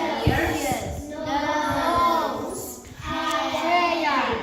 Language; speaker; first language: English; non-native, learner; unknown